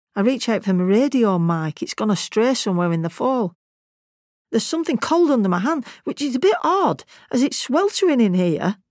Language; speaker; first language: English; native; English